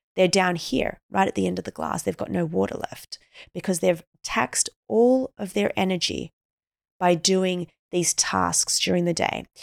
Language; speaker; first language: English; native; English